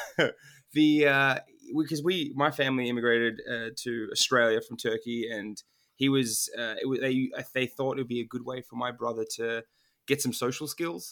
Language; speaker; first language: English; non-native, local second language; Turkish